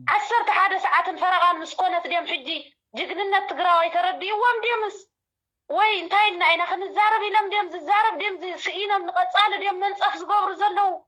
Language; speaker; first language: Tigrinya; native; Tigrinya